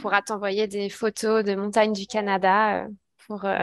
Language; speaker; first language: French; native; French